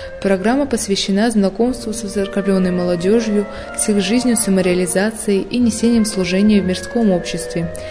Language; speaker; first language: Russian; native; Russian